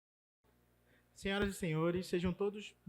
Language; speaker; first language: Portuguese; native; Portuguese